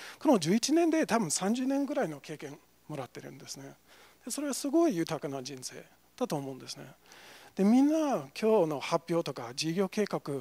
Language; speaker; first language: Japanese; non-native, fluent; English